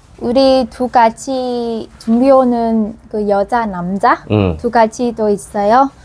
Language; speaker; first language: Korean; non-native, learner; Vietnamese